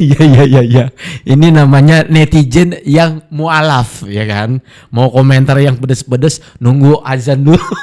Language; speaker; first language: Indonesian; native; Indonesian